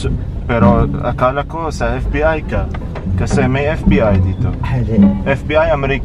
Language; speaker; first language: Filipino; non-native, learner; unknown